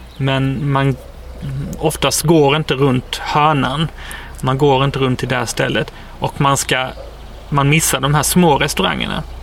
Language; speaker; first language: Swedish; native; Swedish